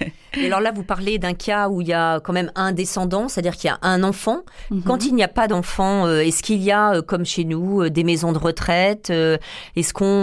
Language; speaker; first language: French; native; French